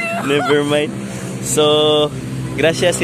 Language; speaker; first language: Spanish; non-native, learner; Cebuano